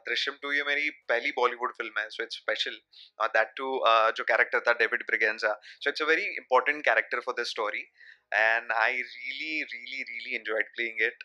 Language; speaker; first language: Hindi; non-native, local second language; Marathi